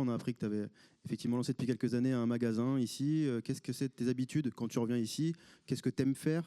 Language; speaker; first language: French; native; French